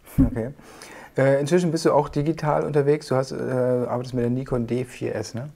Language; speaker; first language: German; native; German